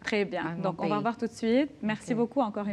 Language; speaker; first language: French; non-native, local second language; Arabic